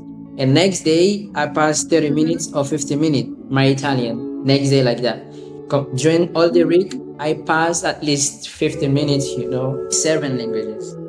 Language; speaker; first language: English; non-native, fluent; Haitian Creole